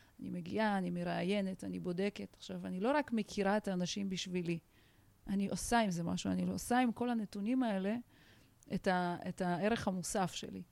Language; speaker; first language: Hebrew; non-native, fluent; Russian